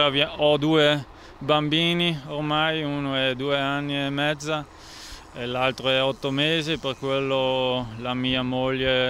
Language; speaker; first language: Italian; non-native, local second language; German